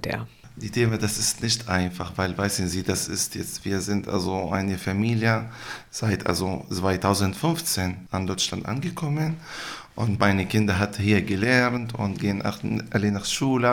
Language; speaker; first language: German; non-native, learner; Arabic